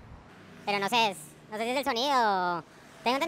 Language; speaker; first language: Spanish; native; Spanish